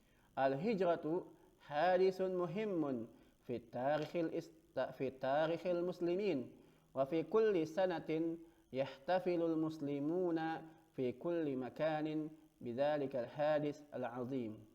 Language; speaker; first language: Arabic; non-native, fluent; Indonesian